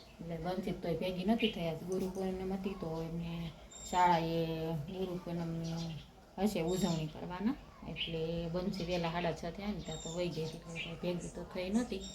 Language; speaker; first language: Gujarati; native; Gujarati